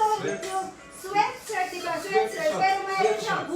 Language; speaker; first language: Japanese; non-native, learner; Filipino